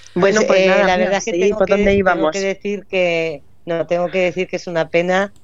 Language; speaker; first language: Spanish; native; Spanish